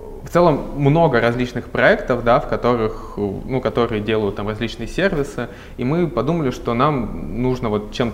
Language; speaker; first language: Russian; native; Russian